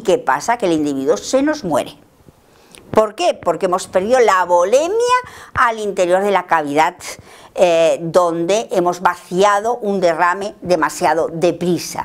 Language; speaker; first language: Spanish; native; Spanish